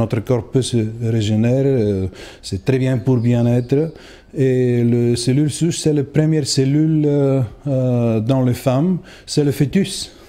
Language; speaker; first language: French; non-native, learner; Bulgarian